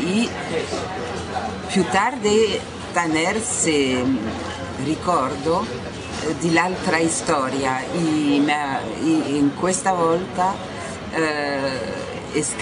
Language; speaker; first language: Italian; non-native, learner; French